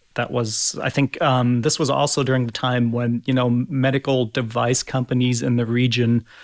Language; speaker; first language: English; non-native, fluent; German